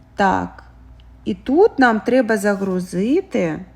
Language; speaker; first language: Ukrainian; native; Ukrainian